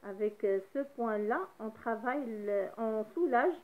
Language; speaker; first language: French; non-native, local second language; Arabic